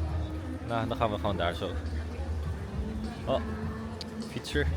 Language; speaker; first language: Dutch; early bilingual, other home language; Filipino